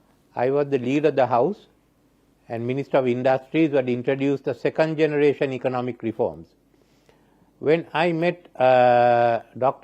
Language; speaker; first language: English; non-native, local second language; Sinhala